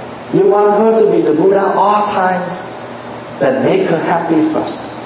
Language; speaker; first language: English; non-native, fluent; Vietnamese